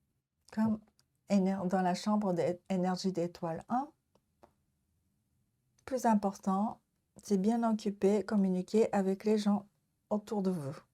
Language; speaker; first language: French; non-native, learner; Japanese